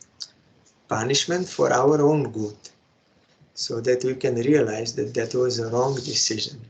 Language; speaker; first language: English; non-native, fluent; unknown